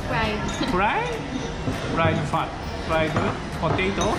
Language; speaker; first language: English; non-native, learner; Japanese